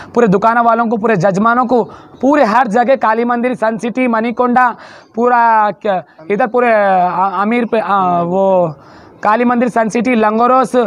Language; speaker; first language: Hindi; non-native, local second language; Urdu